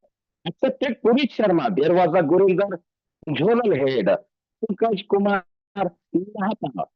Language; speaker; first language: Hindi; native; Hindi